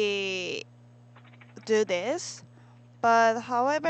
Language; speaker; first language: English; non-native, learner; Korean